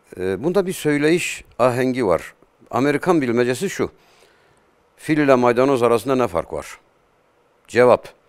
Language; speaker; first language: Turkish; native; Turkish